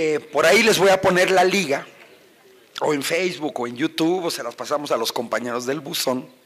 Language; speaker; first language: Spanish; native; Spanish